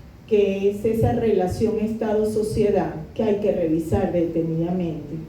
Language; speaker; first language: Spanish; native; Spanish